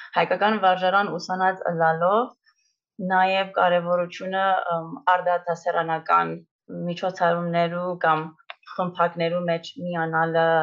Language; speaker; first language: Armenian; early bilingual, heritage; Armenian